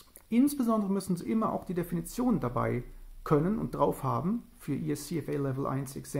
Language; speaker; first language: German; native; German